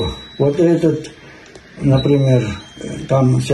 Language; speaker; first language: Russian; non-native, fluent; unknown